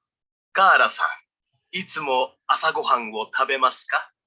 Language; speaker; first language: Japanese; non-native, learner; French